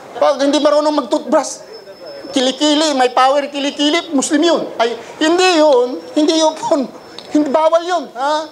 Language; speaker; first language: Filipino; non-native, local second language; Cebuano